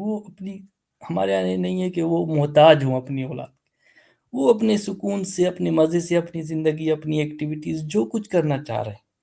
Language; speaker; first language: Urdu; non-native, local second language; Sindhi